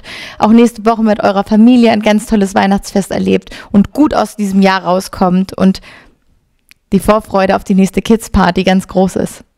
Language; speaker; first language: German; native; German